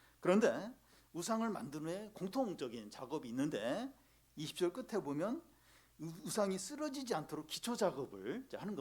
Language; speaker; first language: Korean; native; Korean